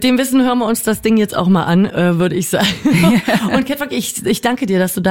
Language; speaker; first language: German; native; German